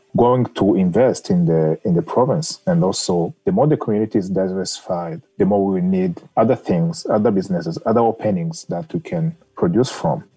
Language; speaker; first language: English; non-native, local second language; Kinyarwanda